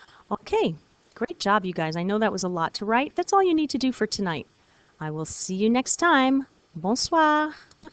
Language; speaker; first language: English; native; English